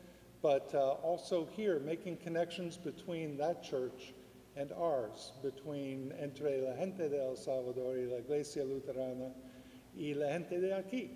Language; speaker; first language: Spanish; non-native, fluent; English